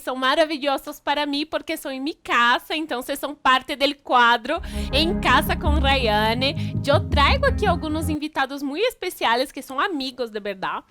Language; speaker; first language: Spanish; non-native, fluent; Portuguese